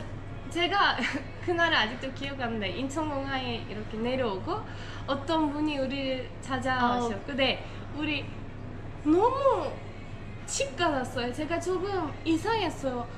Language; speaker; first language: Korean; non-native, fluent; Turkish